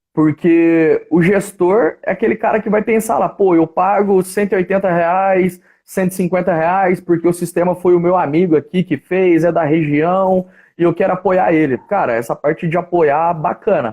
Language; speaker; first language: Portuguese; native; Portuguese